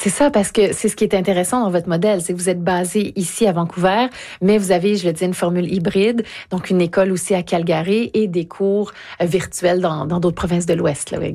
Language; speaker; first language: French; native; French